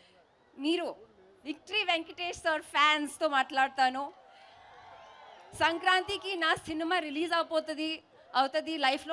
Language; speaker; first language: Telugu; non-native, learner; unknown